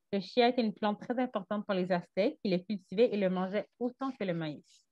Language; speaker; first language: French; native; French